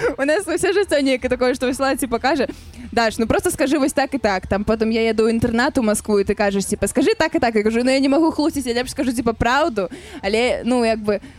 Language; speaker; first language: Belarusian; non-native, local second language; Russian